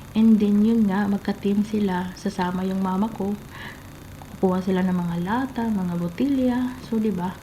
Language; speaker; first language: Filipino; non-native, local second language; Cebuano